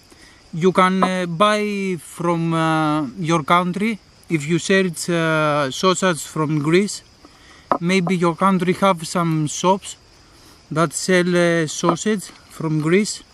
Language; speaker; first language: English; non-native, learner; Greek